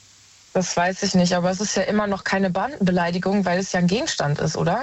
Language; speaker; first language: German; native; German